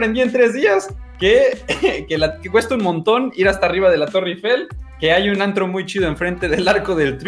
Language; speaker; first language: Spanish; native; Spanish